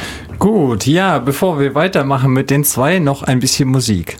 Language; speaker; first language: German; native; German